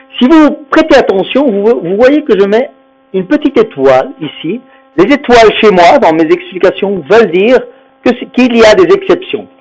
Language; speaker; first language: French; non-native, fluent; Spanish